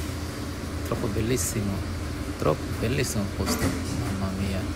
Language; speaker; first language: Italian; non-native, learner; Bangla